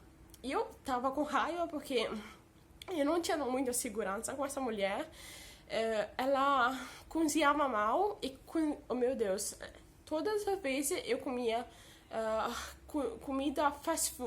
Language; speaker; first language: Portuguese; early bilingual, heritage; Portuguese